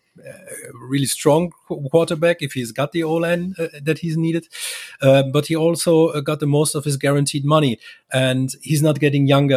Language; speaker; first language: English; non-native, fluent; German